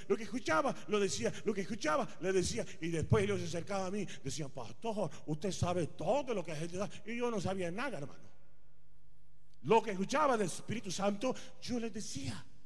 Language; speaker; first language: Spanish; non-native, fluent; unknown